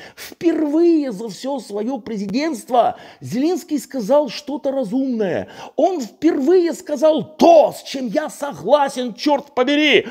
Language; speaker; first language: Russian; native; Russian